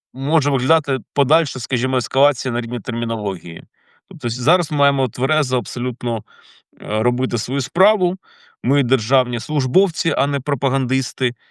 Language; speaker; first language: Ukrainian; native; Ukrainian